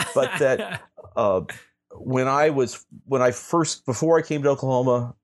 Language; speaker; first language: English; native; English